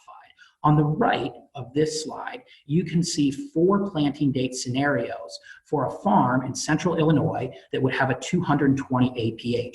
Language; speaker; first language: English; native; English